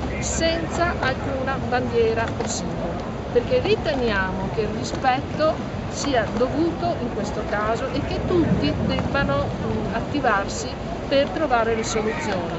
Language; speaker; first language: Italian; native; Italian